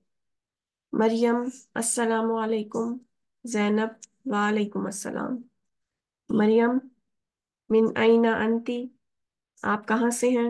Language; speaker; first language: Urdu; native; Urdu